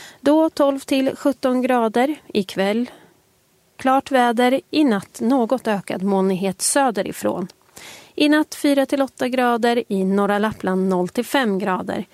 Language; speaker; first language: Swedish; native; Swedish